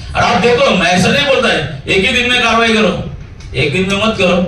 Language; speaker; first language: Hindi; non-native, local second language; Marathi